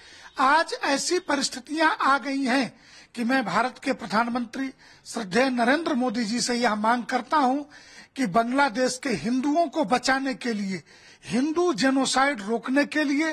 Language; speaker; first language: Hindi; native; Hindi